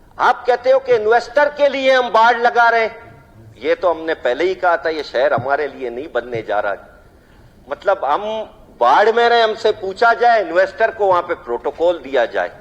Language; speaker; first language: Urdu; non-native, local second language; Baluchi